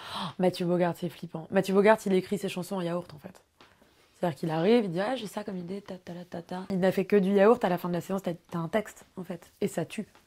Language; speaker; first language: French; native; French